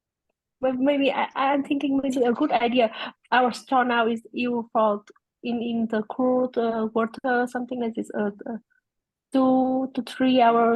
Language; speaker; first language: English; non-native, learner; Vietnamese